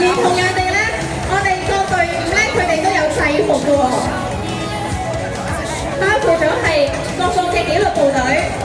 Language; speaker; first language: Cantonese; native; Cantonese